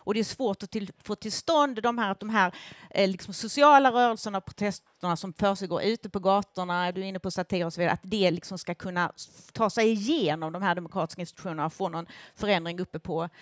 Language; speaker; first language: Swedish; native; Swedish